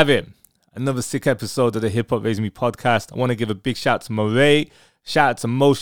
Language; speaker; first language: English; native; English